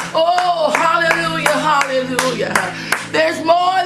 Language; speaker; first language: English; native; English